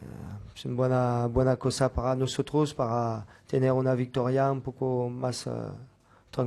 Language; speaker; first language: Spanish; non-native, fluent; French